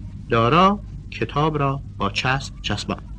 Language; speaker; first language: Persian; non-native, learner; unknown